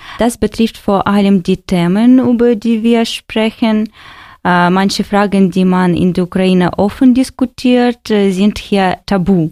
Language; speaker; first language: German; non-native, learner; Russian